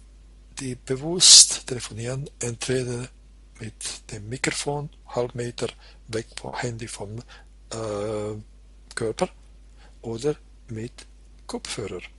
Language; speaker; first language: German; non-native, fluent; Croatian